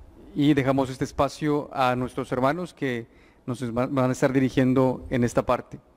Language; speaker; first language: Spanish; native; Spanish